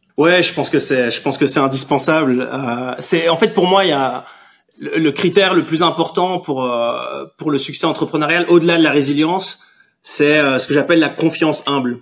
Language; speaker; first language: French; native; French